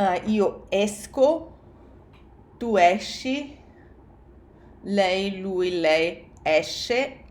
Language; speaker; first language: Italian; non-native, fluent; English